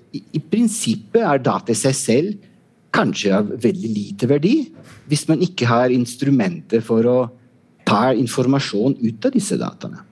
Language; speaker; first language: Norwegian; non-native, fluent; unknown